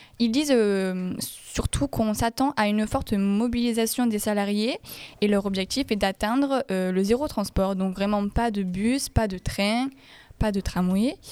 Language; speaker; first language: French; native; French